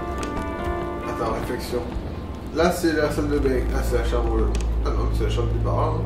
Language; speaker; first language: French; native; French